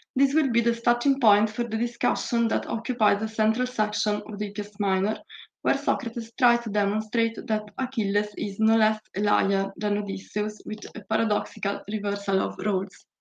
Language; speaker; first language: English; non-native, fluent; Italian